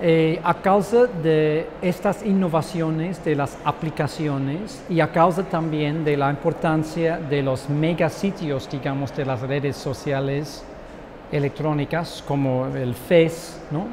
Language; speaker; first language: Spanish; non-native, fluent; English